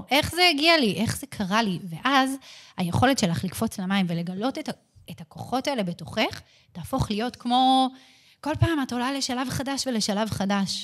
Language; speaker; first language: Hebrew; native; Hebrew